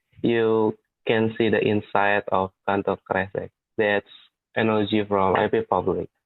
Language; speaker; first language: English; non-native, learner; Indonesian